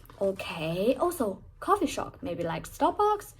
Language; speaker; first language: English; non-native, fluent; Chinese